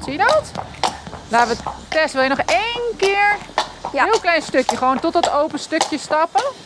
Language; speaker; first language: Dutch; native; Dutch